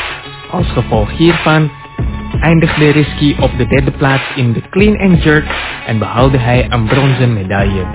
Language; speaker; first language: Dutch; non-native, fluent; Indonesian